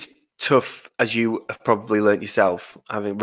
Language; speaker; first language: English; native; English